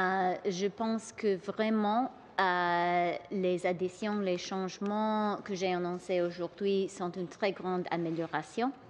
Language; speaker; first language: French; non-native, local second language; English